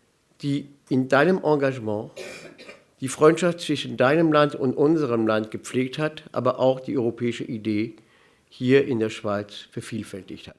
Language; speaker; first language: German; non-native, local second language; French